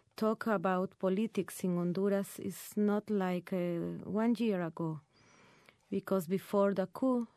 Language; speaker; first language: English; non-native, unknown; Spanish